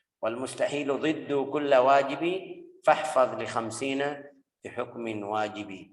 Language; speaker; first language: Arabic; native; Arabic